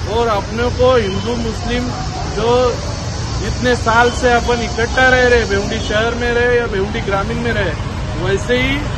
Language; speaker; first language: Hindi; non-native, local second language; Marathi